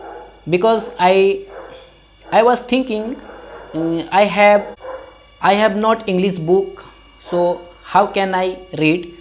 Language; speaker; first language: English; non-native, learner; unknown